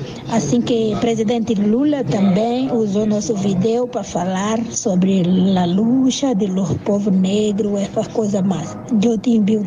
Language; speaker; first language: Spanish; non-native, learner; Portuguese